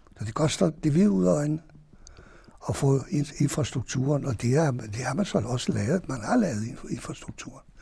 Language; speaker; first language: Danish; non-native, fluent; Hungarian